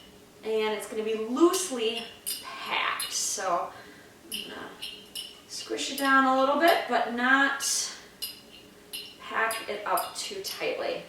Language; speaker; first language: English; native; English